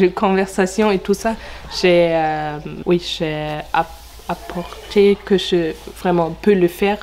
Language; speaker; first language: French; non-native, learner; German